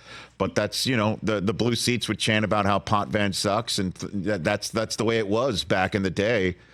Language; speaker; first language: English; native; English